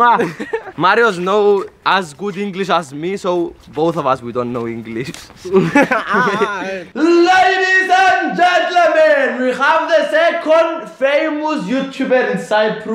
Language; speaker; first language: English; non-native, learner; Greek